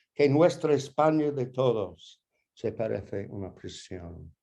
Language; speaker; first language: Spanish; non-native, fluent; English